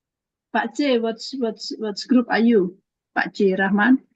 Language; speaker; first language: English; non-native, learner; Indonesian